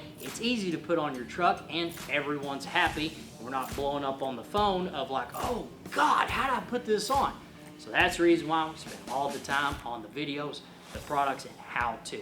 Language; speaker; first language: English; native; English